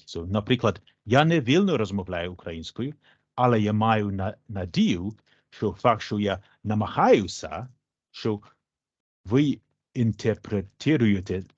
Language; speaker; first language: Ukrainian; non-native, learner; English